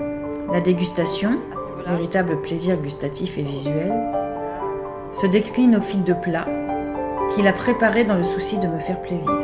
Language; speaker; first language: French; native; French